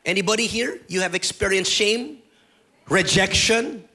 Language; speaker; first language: English; non-native, local second language; Filipino